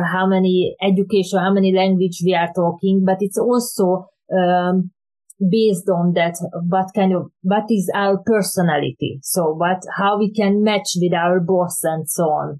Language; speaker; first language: English; non-native, fluent; Hungarian